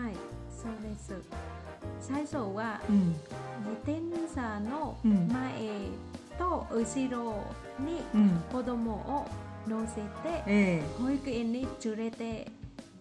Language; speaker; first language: Japanese; non-native, learner; Vietnamese